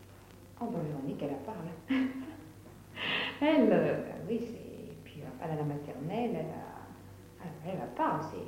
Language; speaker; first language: French; native; French